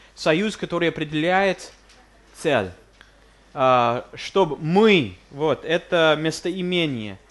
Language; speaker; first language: Russian; non-native, fluent; English